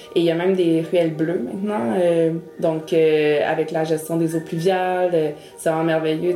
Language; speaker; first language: French; early bilingual, other home language; Spanish